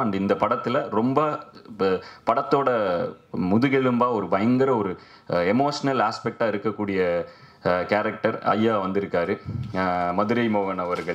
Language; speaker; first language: Tamil; native; Tamil